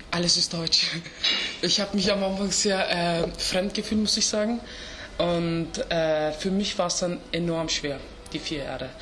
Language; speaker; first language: German; early bilingual, other home language; Turkish